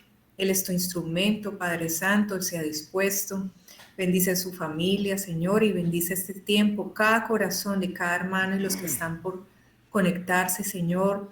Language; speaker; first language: Spanish; native; Spanish